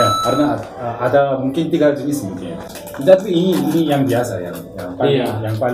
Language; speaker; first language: Indonesian; non-native, learner; Korean